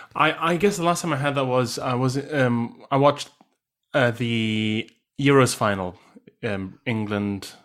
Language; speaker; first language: English; native; English